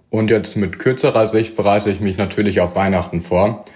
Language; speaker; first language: German; native; German